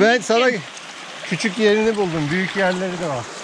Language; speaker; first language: Turkish; native; Turkish